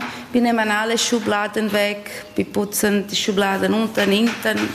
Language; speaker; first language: German; non-native, learner; Portuguese